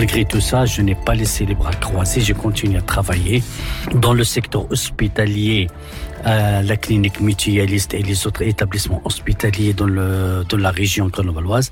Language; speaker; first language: French; non-native, local second language; Arabic